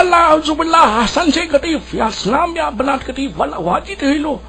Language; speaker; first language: Arabic; non-native, learner; Urdu